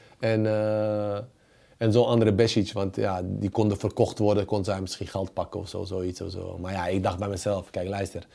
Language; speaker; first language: Dutch; early bilingual, other home language; Bosnian